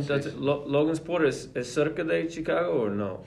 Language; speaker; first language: Spanish; non-native, fluent; English